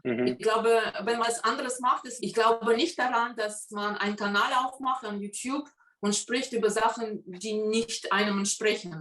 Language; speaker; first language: German; non-native, fluent; Russian